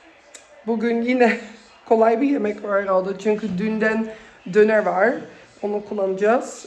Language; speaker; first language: Turkish; early bilingual, heritage; Turkish